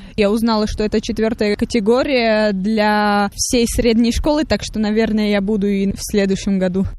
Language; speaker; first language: Russian; early bilingual, heritage; Russian